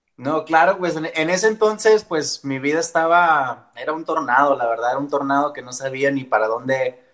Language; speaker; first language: Spanish; early bilingual, heritage; Spanish